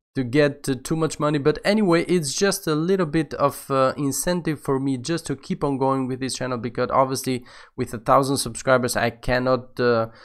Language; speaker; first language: English; non-native, fluent; Albanian